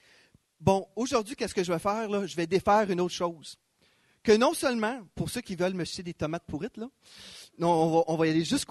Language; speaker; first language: French; native; French